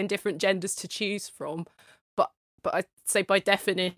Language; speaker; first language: English; native; English